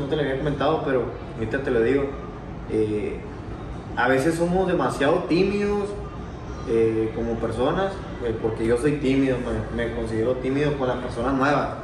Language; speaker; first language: Spanish; native; Spanish